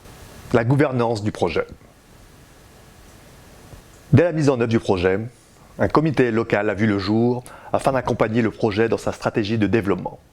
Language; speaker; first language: French; native; French